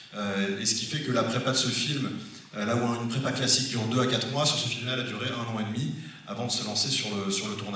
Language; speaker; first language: French; native; French